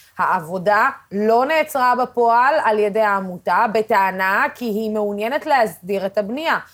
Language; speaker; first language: Hebrew; non-native, local second language; Arabic